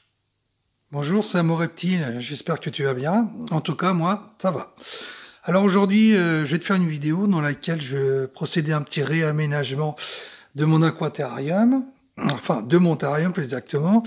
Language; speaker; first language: French; native; French